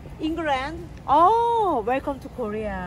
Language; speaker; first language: English; non-native, learner; Korean